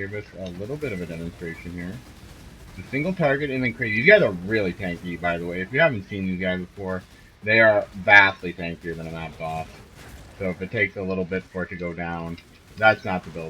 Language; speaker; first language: English; native; English